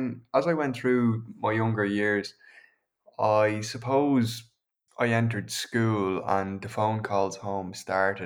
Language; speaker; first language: English; native; English